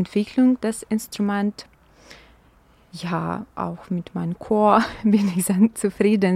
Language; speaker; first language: German; non-native, fluent; Ukrainian